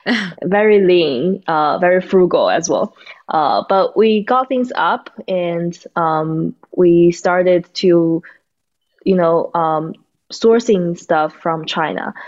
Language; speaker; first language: English; non-native, fluent; Chinese